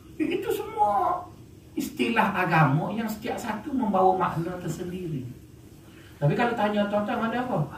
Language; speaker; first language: Malay; native; Malay